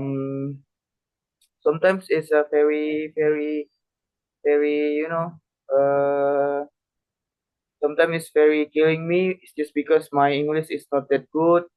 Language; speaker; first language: English; non-native, learner; Indonesian